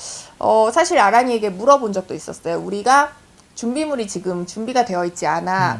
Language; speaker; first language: Korean; native; Korean